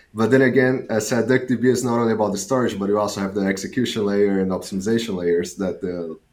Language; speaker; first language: English; non-native, fluent; Portuguese